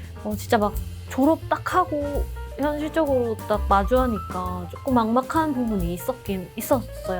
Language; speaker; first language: Korean; native; Korean